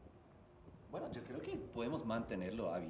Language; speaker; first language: Spanish; non-native, fluent; English